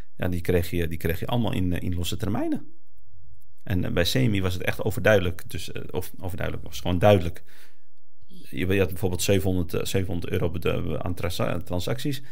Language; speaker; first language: Dutch; early bilingual, other home language; Arabic